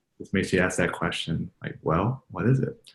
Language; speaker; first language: English; native; English